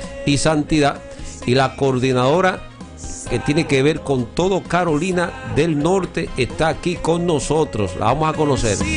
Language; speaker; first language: Spanish; native; Spanish